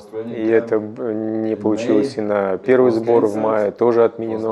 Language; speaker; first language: Russian; non-native, fluent; German